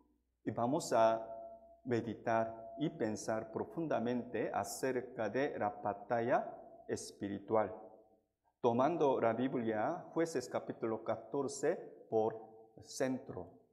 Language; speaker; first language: Spanish; non-native, fluent; Korean